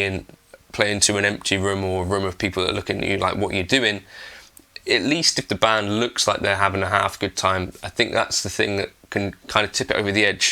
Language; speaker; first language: English; native; English